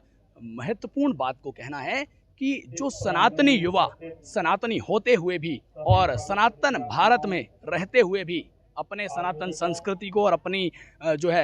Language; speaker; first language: Hindi; native; Hindi